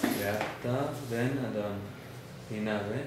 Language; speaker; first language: Hebrew; non-native, learner; Finnish